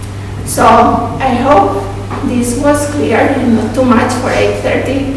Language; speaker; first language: English; non-native, fluent; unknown